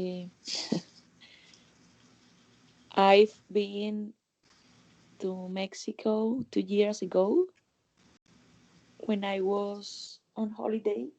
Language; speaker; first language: English; non-native, learner; Spanish